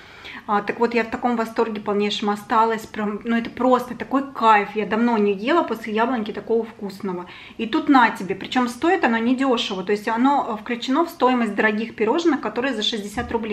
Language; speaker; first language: Russian; native; Russian